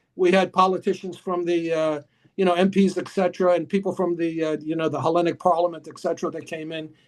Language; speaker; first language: English; early bilingual, other home language; Greek